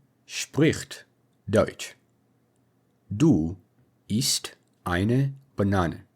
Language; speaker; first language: German; non-native, fluent; English